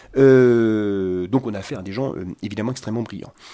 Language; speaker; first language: French; native; French